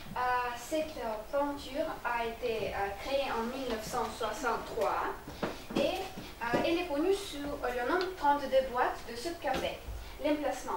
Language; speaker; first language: French; non-native, learner; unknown